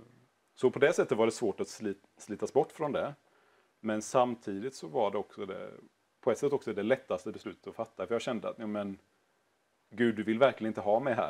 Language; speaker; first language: Swedish; native; Swedish